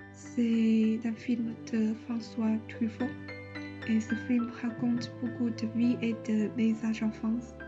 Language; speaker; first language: French; non-native, learner; Chinese